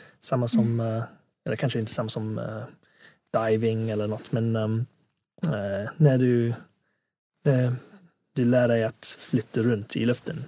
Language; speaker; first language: Swedish; non-native, fluent; English